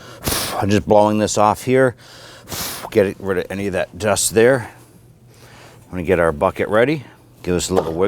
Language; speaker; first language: English; native; English